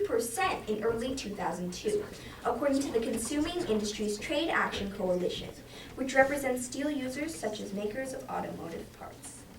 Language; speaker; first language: English; native; English